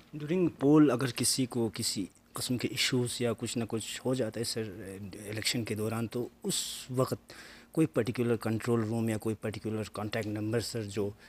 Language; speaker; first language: Hindi; non-native, local second language; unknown